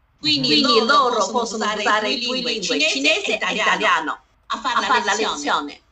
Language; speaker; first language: Italian; non-native, learner; Chinese